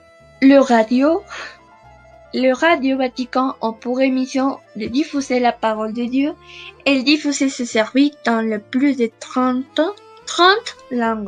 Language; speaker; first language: French; non-native, learner; Spanish